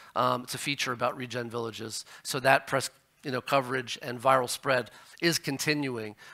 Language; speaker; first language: English; native; English